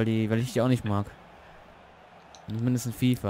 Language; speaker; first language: German; native; German